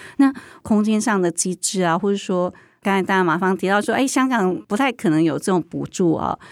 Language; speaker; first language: Chinese; native; Chinese